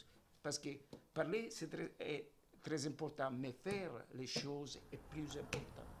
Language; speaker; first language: French; non-native, learner; Italian